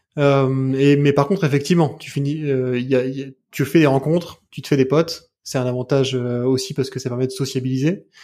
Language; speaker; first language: French; native; French